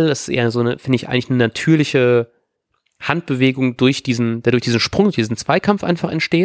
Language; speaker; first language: German; native; German